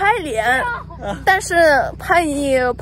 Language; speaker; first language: Chinese; non-native, fluent; Ukrainian